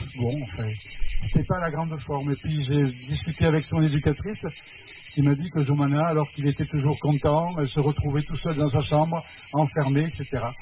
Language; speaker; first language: French; non-native, fluent; Spanish